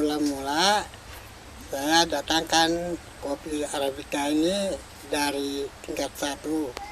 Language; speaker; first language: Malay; non-native, local second language; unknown